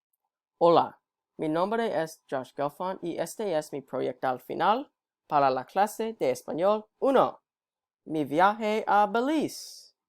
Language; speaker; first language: Spanish; non-native, learner; English